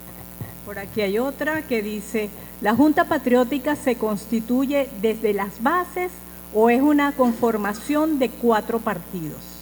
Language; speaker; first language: Spanish; native; Spanish